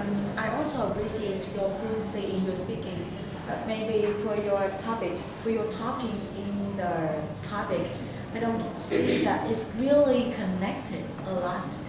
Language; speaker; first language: English; non-native, learner; Vietnamese